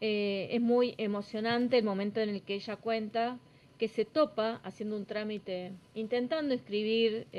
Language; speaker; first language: Spanish; native; Spanish